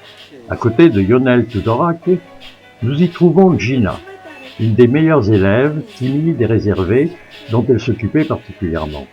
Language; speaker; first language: French; native; French